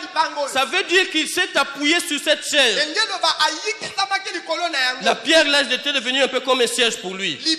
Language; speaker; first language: French; non-native, local second language; Lingala